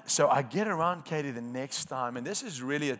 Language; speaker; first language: English; non-native, local second language; Afrikaans